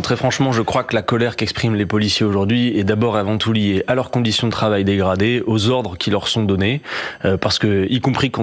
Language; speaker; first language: French; native; French